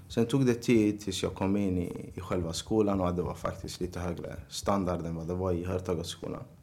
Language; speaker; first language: Swedish; early bilingual, other home language; Arabic